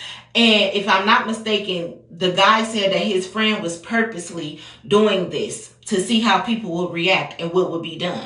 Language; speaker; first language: English; native; English